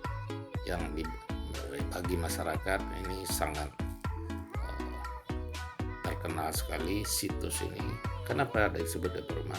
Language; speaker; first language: Indonesian; non-native, local second language; Minangkabau